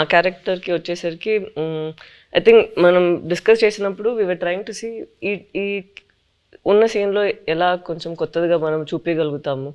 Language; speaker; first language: Telugu; non-native, fluent; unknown